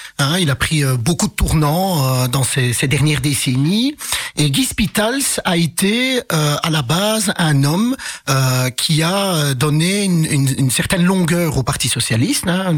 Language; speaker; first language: French; early bilingual, other home language; Arabic